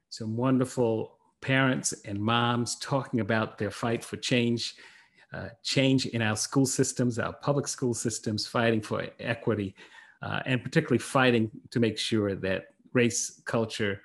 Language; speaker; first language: English; native; English